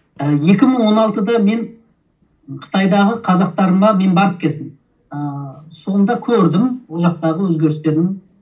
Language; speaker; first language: Kazakh; early bilingual, heritage; Kazakh